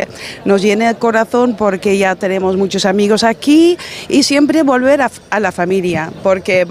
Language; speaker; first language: Spanish; non-native, fluent; Dutch